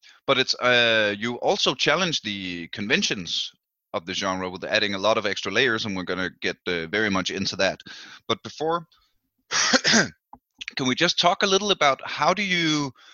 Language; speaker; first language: English; non-native, fluent; Danish